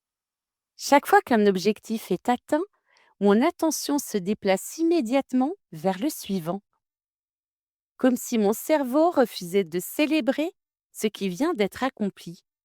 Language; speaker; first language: French; native; French